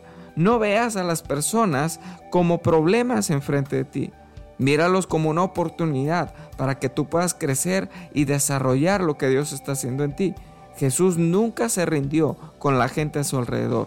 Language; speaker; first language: Spanish; native; Spanish